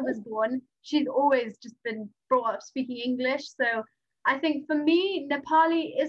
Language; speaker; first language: English; non-native, local second language; Nepali